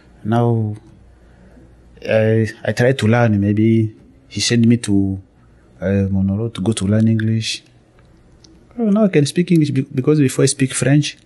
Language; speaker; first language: English; non-native, learner; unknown